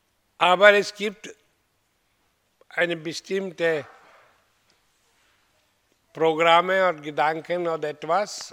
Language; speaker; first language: German; non-native, fluent; Hindi